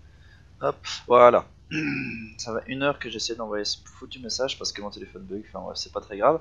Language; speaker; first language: French; native; French